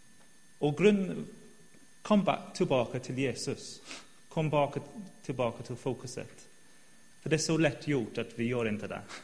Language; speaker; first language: Swedish; non-native, fluent; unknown